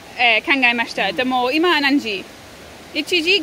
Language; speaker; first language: Japanese; non-native, learner; English